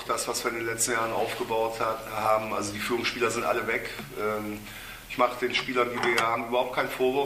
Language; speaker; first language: German; native; German